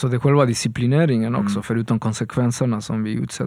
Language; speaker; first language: Swedish; non-native, fluent; Spanish